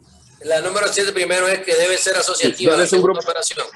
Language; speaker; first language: Spanish; native; Spanish